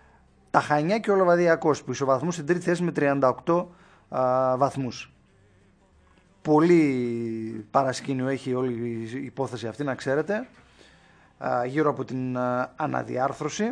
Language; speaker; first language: Greek; native; Greek